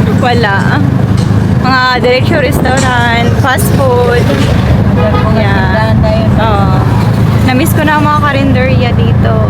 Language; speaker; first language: Filipino; non-native, local second language; Cebuano